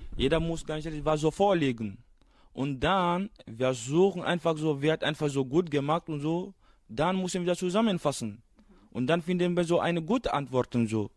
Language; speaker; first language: German; non-native, learner; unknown